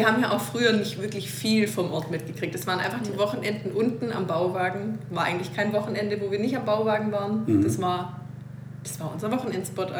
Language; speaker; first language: German; native; German